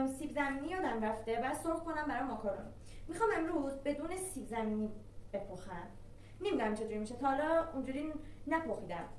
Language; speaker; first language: Persian; non-native, local second language; Azerbaijani